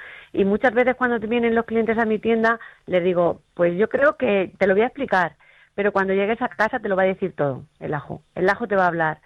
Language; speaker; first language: Spanish; native; Spanish